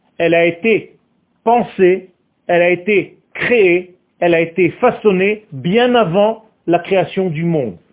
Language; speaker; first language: French; non-native, fluent; Hebrew